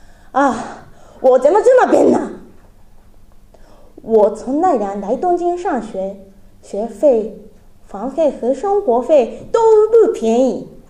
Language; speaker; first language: Chinese; non-native, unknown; Japanese